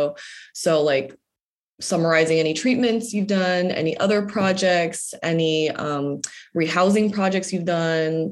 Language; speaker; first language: English; native; English